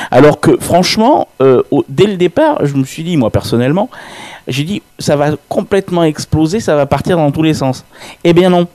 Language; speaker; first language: French; native; French